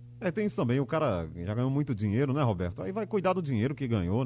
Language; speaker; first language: Portuguese; native; Portuguese